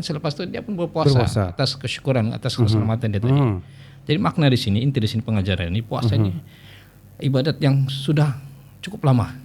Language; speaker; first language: Malay; native; Malay